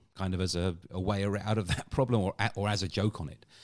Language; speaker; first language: English; native; English